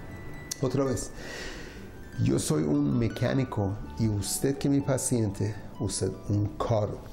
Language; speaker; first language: Spanish; non-native, learner; Persian